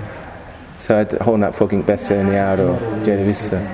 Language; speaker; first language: Hungarian; non-native, learner; English